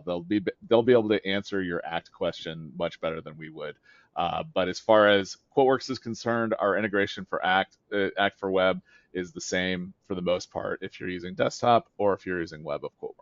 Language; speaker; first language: English; native; English